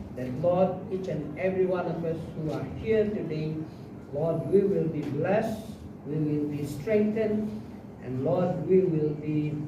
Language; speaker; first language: English; non-native, local second language; Malay